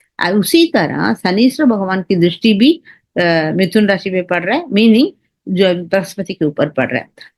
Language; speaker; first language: Hindi; non-native, local second language; Tamil